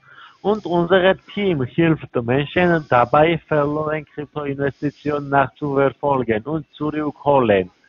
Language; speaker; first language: German; non-native, learner; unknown